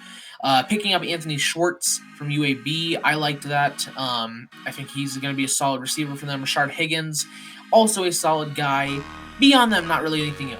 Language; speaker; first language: English; native; English